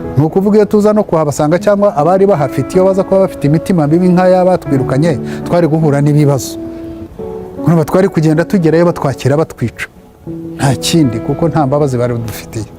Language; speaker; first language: Kinyarwanda; early bilingual, heritage; Kinyarwanda